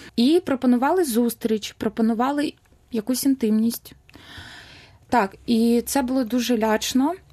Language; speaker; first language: Ukrainian; non-native, local second language; Russian